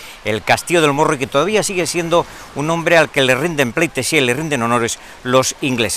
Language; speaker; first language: Spanish; native; Spanish